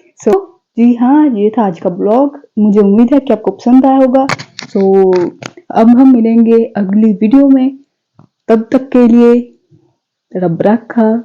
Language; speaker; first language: Hindi; non-native, local second language; Punjabi